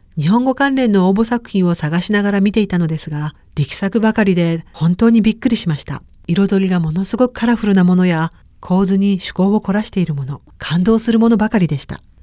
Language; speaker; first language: Japanese; native; Japanese